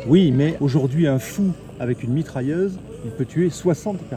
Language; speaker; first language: French; native; French